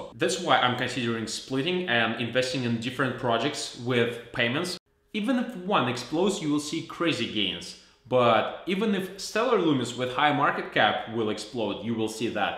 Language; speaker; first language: English; non-native, fluent; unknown